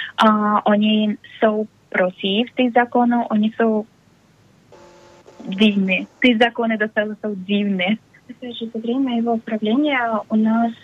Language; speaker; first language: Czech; non-native, learner; Russian